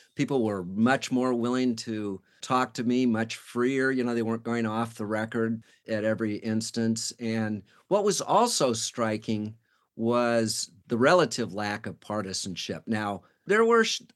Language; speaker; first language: English; native; English